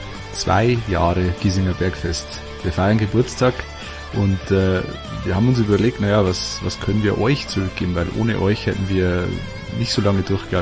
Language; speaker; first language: German; native; German